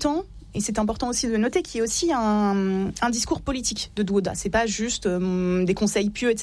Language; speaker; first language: French; native; French